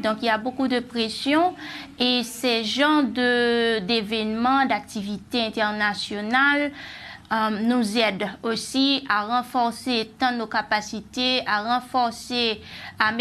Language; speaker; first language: French; non-native, local second language; Haitian Creole